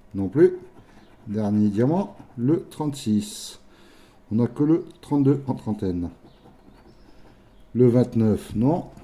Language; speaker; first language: French; native; French